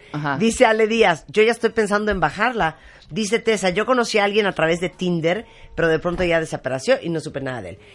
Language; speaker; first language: Spanish; native; Spanish